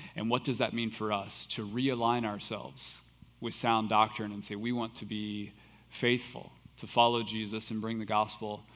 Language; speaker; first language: English; non-native, fluent; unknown